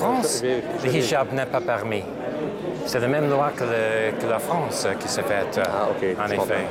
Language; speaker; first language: French; non-native, local second language; English